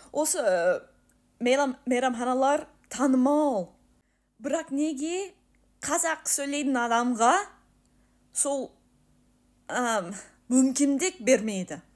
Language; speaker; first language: Kazakh; non-native, learner; English